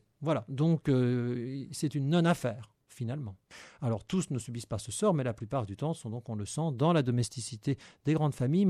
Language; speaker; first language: French; native; French